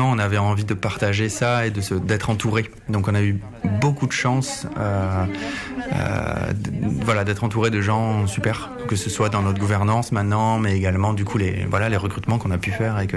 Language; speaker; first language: French; native; French